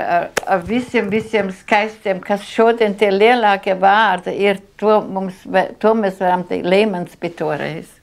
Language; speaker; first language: Latvian; non-native, local second language; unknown